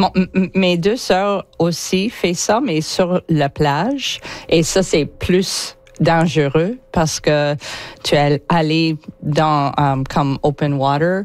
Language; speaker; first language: French; non-native, learner; English